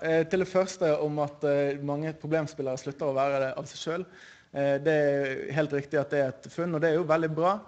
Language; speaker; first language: Norwegian; native; Norwegian